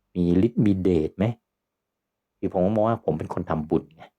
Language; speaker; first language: Thai; native; Thai